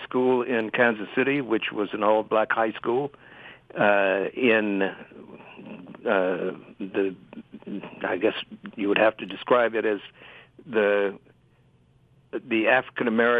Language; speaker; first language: English; native; English